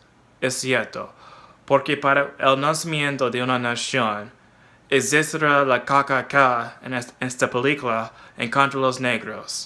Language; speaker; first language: Spanish; non-native, fluent; English